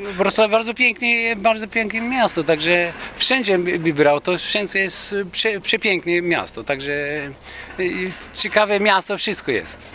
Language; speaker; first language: Polish; non-native, learner; Greek